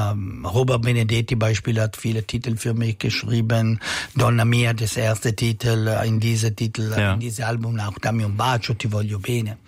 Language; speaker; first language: German; non-native, learner; Italian